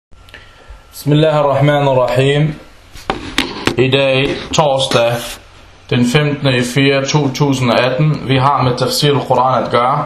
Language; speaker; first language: Danish; non-native, fluent; Arabic